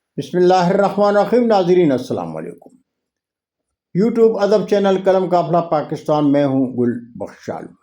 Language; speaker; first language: Urdu; non-native, local second language; Punjabi